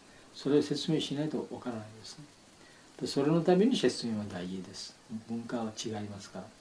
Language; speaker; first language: Japanese; non-native, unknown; Bangla